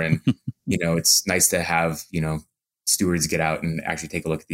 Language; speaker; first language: English; native; English